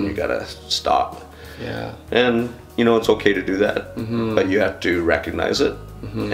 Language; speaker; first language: English; native; English